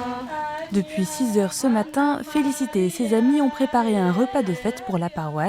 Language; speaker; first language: French; native; French